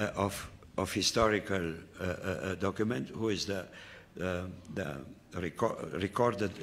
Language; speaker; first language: English; non-native, fluent; Romanian